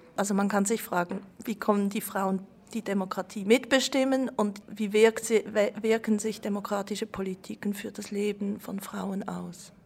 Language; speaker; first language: German; native; German